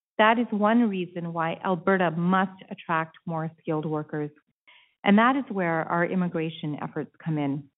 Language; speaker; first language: English; native; English